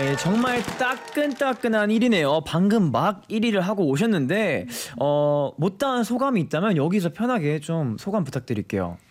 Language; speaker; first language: Korean; early bilingual, heritage; Korean